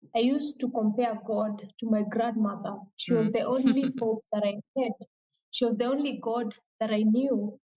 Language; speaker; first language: English; non-native, local second language; Meru